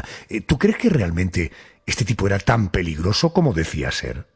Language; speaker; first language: Spanish; native; Spanish